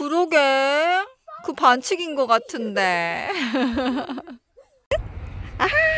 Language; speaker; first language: Korean; native; Korean